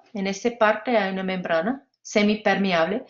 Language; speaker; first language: Spanish; non-native, fluent; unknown